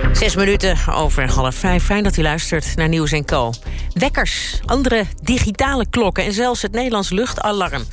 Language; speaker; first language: Dutch; native; Dutch